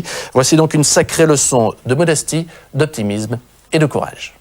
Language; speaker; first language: French; native; French